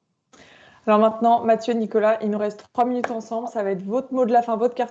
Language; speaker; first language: French; native; French